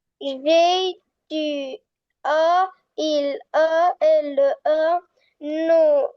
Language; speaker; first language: French; non-native, learner; Arabic